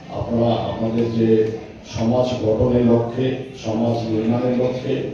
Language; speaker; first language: Bangla; native; Bangla